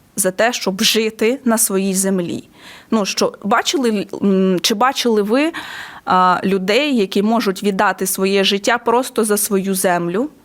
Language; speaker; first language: Ukrainian; non-native, local second language; Russian